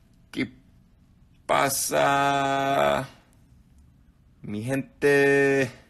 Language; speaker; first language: Spanish; non-native, learner; English